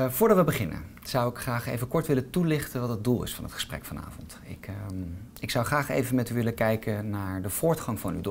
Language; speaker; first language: Dutch; native; Dutch